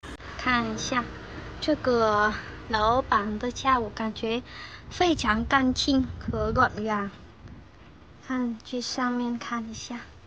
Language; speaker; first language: Chinese; non-native, fluent; Vietnamese